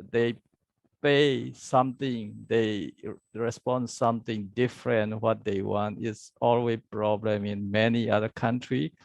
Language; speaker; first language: English; non-native, learner; Burmese